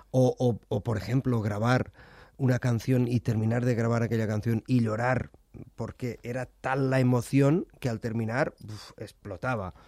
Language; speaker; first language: Spanish; native; Spanish